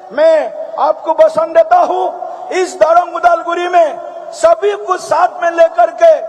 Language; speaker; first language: Hindi; non-native, local second language; Assamese